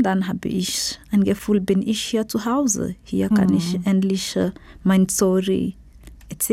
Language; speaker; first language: German; non-native, fluent; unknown